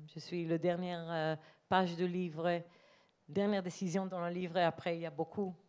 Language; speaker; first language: French; non-native, learner; Hebrew